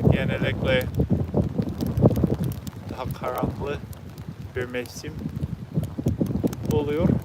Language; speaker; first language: Turkish; non-native, learner; English